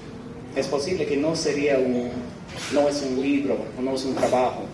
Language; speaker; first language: Spanish; non-native, fluent; English